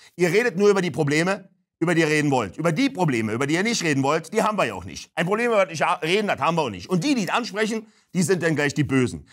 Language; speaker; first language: German; native; German